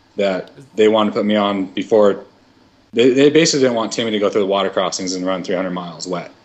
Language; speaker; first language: English; native; English